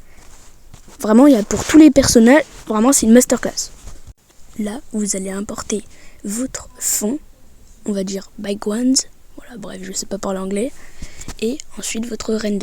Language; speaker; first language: French; native; French